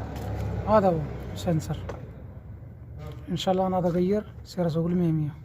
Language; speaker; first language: Arabic; non-native, learner; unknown